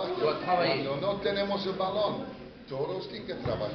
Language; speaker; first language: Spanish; non-native, fluent; English